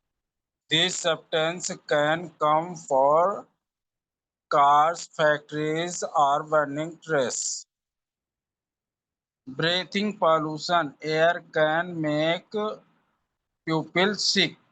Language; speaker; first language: English; non-native, learner; Hindi